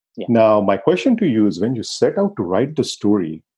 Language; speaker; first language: English; non-native, local second language; Marathi